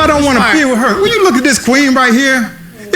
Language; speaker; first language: English; native; English